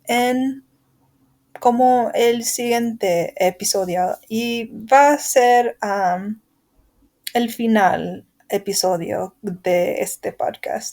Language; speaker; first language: Spanish; non-native, fluent; English